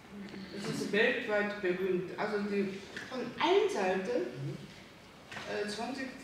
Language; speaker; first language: German; non-native, learner; Korean